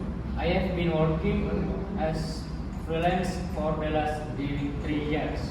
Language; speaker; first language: English; non-native, learner; Indonesian